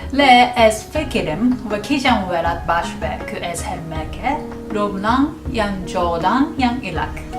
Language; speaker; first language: Kurdish; non-native, learner; Japanese